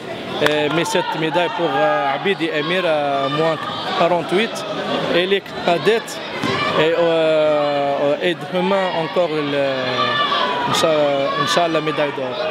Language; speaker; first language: French; non-native, learner; Arabic